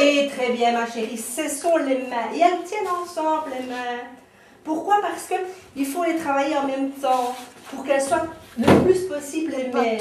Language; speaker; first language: French; native; French